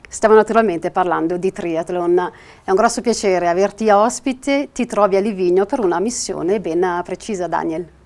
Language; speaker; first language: Italian; native; Italian